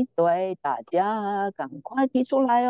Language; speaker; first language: Chinese; native; Chinese